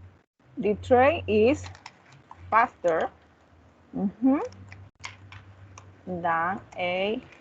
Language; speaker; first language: English; non-native, learner; Spanish